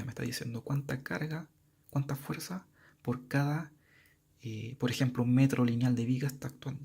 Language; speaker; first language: Spanish; native; Spanish